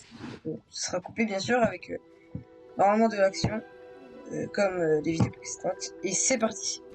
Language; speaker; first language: French; native; French